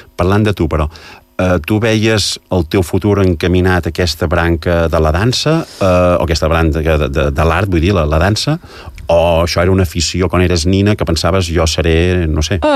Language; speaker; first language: Catalan; native; Catalan